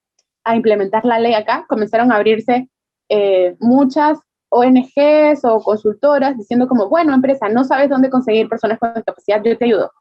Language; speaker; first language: Spanish; native; Spanish